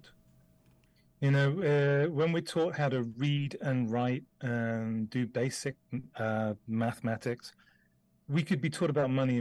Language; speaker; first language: English; native; English